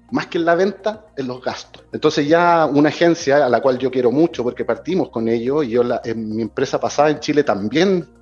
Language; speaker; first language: Spanish; native; Spanish